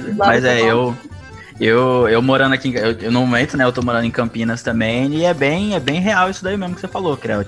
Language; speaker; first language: Portuguese; native; Portuguese